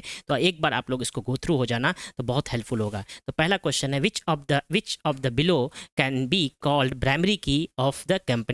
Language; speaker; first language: Hindi; native; Hindi